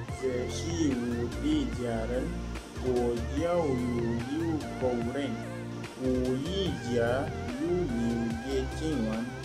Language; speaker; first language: Chinese; non-native, learner; Malay